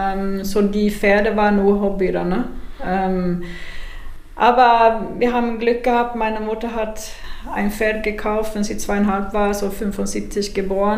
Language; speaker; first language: German; non-native, fluent; Swedish